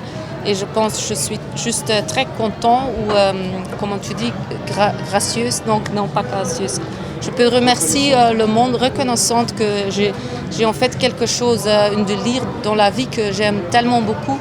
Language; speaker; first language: French; non-native, fluent; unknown